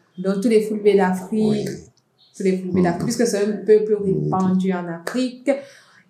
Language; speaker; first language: French; non-native, local second language; Fula